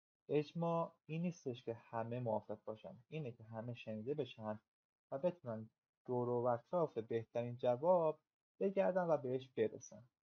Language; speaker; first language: Persian; native; Persian